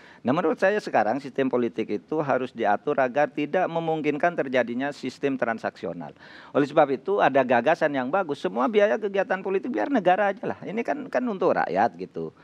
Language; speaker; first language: Indonesian; non-native, local second language; Madurese